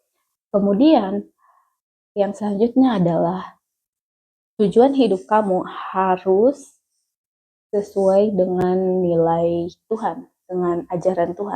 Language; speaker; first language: Indonesian; native; Indonesian